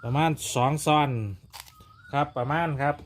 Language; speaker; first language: Thai; non-native, local second language; Northeastern Thai